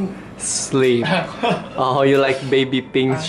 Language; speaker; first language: English; non-native, learner; Indonesian